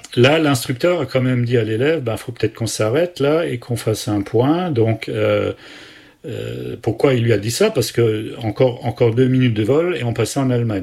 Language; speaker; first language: French; native; French